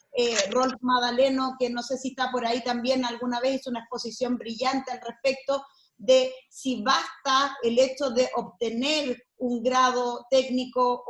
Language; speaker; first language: Spanish; native; Spanish